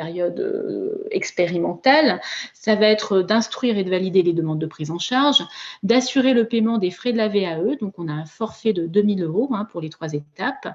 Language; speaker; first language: French; native; French